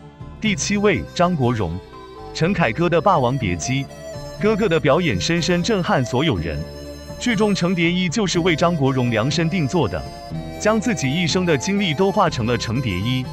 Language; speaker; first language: Chinese; native; Chinese